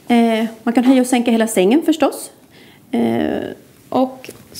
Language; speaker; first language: Swedish; native; Swedish